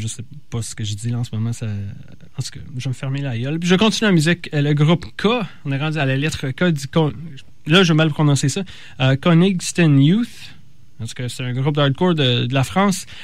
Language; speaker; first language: French; native; French